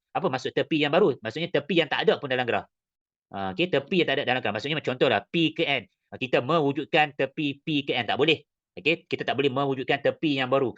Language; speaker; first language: Malay; native; Malay